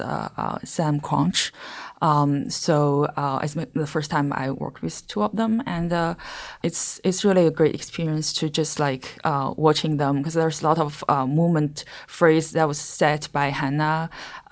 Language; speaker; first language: English; non-native, fluent; Chinese